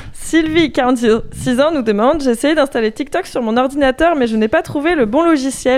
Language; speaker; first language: French; native; French